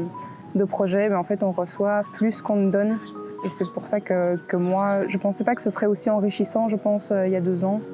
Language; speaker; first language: French; native; French